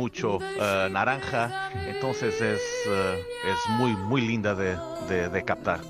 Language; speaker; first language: Spanish; non-native, fluent; Portuguese